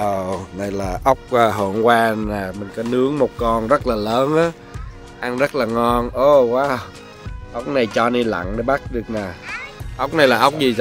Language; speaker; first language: Vietnamese; early bilingual, other home language; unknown